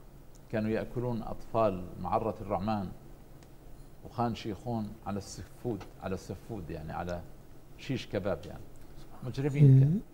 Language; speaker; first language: Arabic; native; Arabic